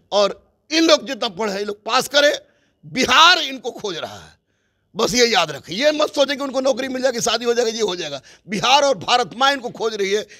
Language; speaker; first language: Hindi; native; Hindi